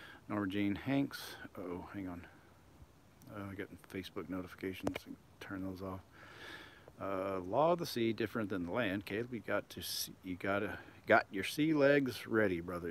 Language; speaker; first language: English; native; English